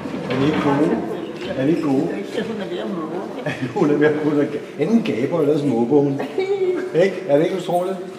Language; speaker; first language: Danish; native; Danish